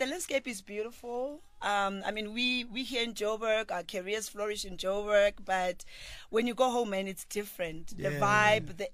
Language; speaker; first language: English; non-native, local second language; Southern Sotho